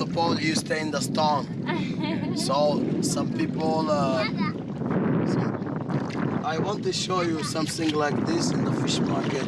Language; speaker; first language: English; non-native, learner; Swahili